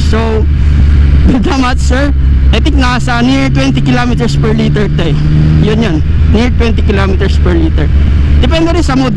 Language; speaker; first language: English; non-native, local second language; Filipino